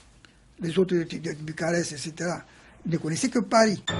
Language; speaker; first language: French; non-native, fluent; Romanian